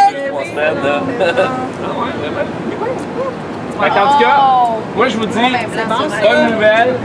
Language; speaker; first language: French; native; French